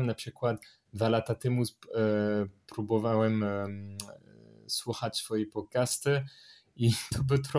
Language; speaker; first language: Polish; non-native, learner; French